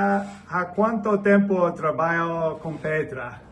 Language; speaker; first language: Portuguese; non-native, learner; English